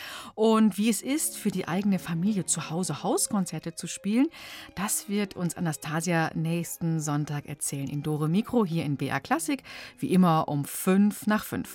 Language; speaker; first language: German; native; German